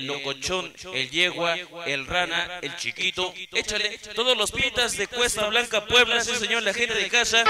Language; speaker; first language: Spanish; native; Spanish